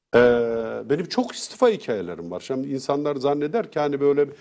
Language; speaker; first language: Turkish; native; Turkish